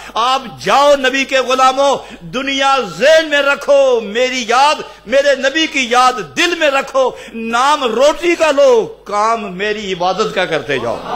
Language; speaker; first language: Urdu; non-native, local second language; Punjabi